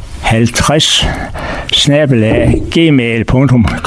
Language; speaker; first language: Danish; native; Danish